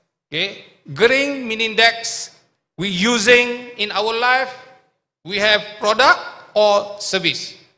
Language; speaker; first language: English; non-native, local second language; Malay